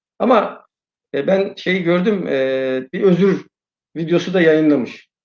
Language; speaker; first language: Turkish; non-native, fluent; Uyghur